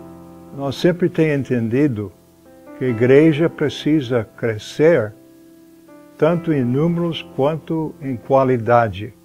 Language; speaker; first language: Portuguese; non-native, fluent; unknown